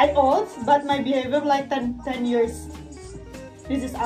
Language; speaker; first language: English; non-native, learner; Indonesian